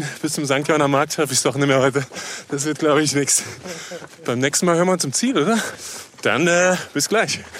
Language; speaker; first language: German; native; German